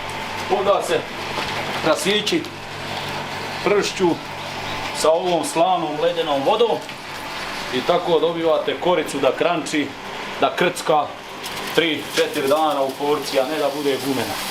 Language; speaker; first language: Bosnian; native; Bosnian